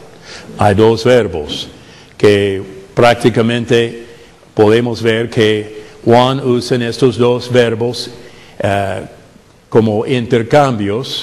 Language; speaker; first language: Spanish; non-native, fluent; English